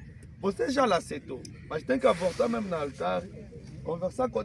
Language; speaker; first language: Portuguese; non-native, learner; Lingala